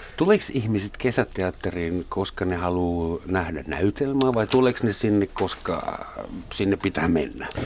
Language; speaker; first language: Finnish; non-native, fluent; German